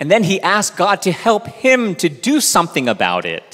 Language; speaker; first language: English; early bilingual, other home language; Korean